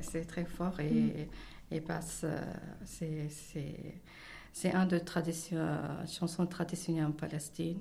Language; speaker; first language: French; non-native, learner; Arabic